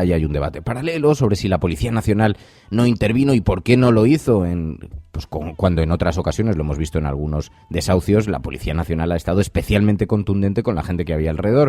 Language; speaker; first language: Spanish; native; Spanish